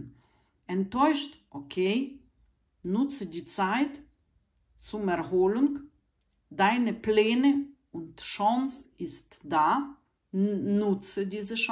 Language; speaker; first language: German; non-native, fluent; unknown